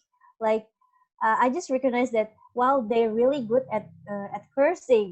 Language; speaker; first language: English; non-native, learner; Indonesian